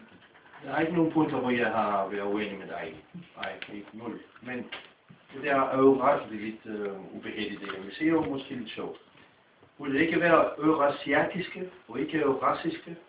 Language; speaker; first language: Danish; non-native, fluent; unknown